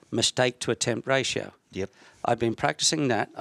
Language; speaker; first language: English; native; English